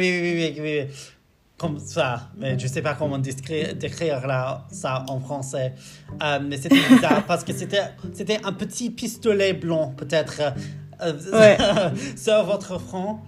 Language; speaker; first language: French; non-native, learner; English